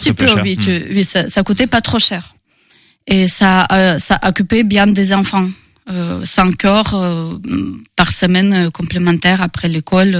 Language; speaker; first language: French; non-native, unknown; Russian